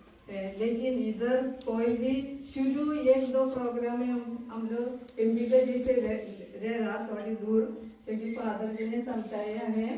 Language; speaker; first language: Hindi; non-native, local second language; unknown